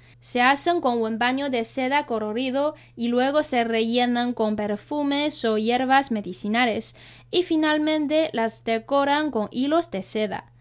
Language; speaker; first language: Spanish; non-native, fluent; Chinese